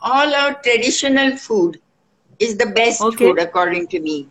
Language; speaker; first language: English; non-native, local second language; Marathi